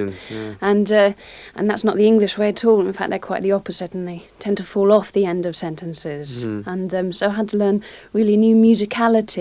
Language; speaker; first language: English; native; English